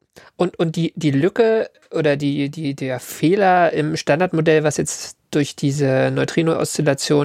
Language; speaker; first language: German; native; German